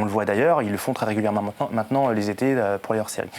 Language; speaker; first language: French; native; French